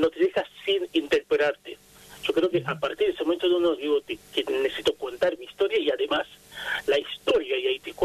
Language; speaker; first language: Spanish; non-native, fluent; Haitian Creole